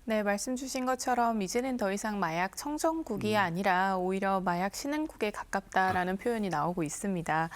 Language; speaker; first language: Korean; native; Korean